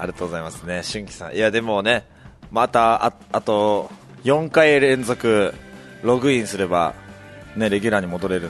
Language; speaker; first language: Japanese; native; Japanese